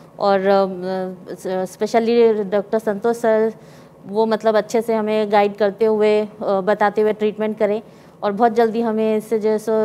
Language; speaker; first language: Hindi; native; Hindi